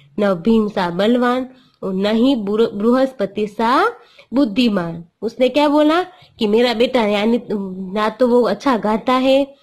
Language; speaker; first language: Hindi; non-native, local second language; Gujarati